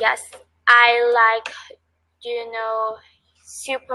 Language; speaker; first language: English; non-native, learner; Vietnamese